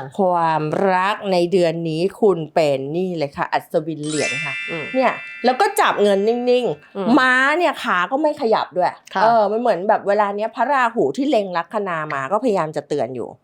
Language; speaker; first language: Thai; native; Thai